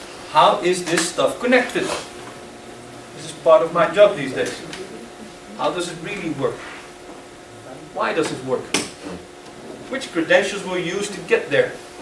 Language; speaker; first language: English; non-native, fluent; Dutch